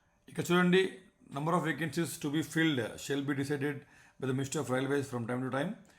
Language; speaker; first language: English; non-native, local second language; Telugu